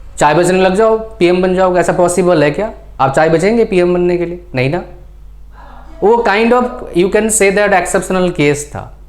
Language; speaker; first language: Hindi; native; Hindi